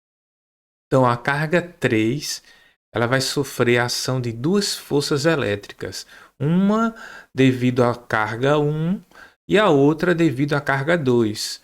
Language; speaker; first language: Portuguese; native; Portuguese